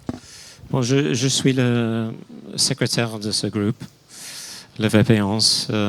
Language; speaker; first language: French; non-native, fluent; English